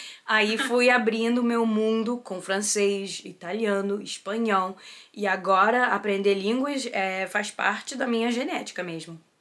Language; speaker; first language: Portuguese; early bilingual, heritage; Portuguese